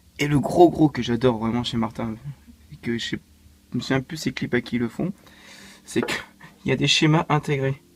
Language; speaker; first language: French; native; French